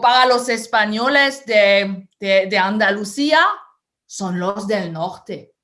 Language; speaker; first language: Spanish; non-native, fluent; French